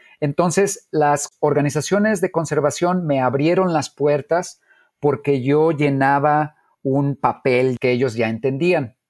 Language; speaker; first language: Spanish; native; Spanish